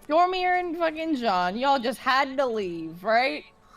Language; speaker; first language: English; native; English